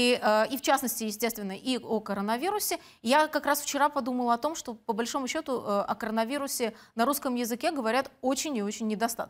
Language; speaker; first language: Russian; native; Russian